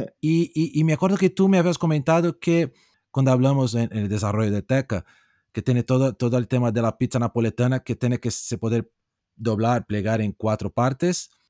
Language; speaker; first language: Spanish; non-native, fluent; Portuguese